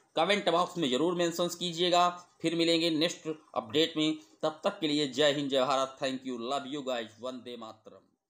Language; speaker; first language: Hindi; native; Hindi